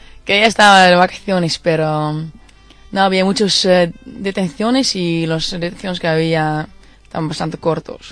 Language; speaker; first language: Spanish; non-native, fluent; Dutch